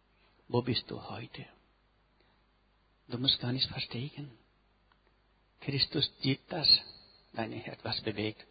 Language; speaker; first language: German; non-native, learner; Nepali